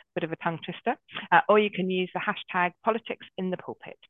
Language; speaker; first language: English; native; English